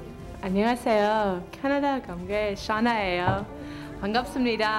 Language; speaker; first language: Korean; non-native, learner; English